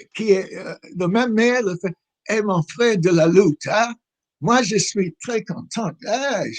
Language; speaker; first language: French; non-native, fluent; English